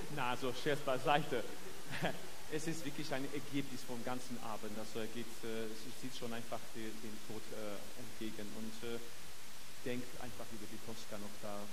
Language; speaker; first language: German; non-native, fluent; Polish